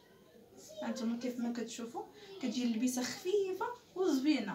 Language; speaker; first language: Arabic; native; Arabic